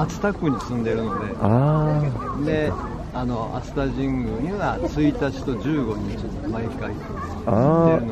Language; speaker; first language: Japanese; native; Japanese